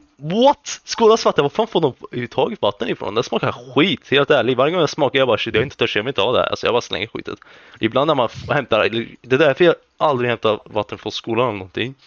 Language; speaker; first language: Swedish; early bilingual, other home language; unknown